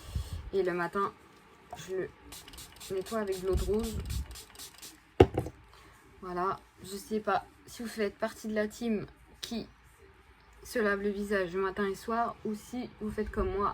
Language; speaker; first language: French; native; French